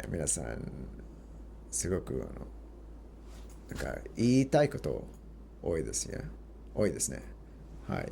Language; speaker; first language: Japanese; non-native, learner; English